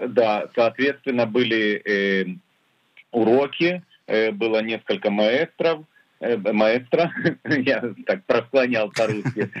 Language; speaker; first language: Russian; native; Russian